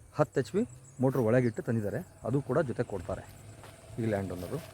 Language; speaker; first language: Kannada; native; Kannada